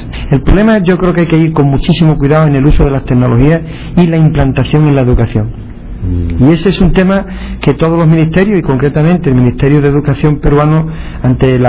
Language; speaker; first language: Spanish; native; Spanish